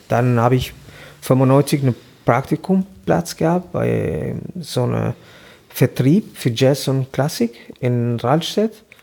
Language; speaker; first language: German; non-native, fluent; Albanian